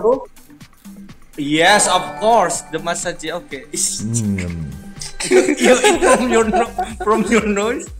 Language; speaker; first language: English; non-native, learner; Indonesian